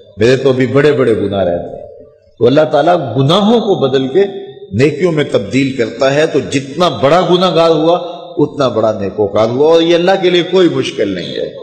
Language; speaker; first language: Urdu; non-native, local second language; Punjabi